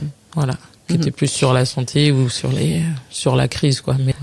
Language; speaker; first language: French; native; French